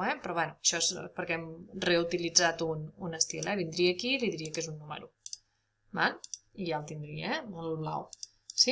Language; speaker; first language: Catalan; native; Catalan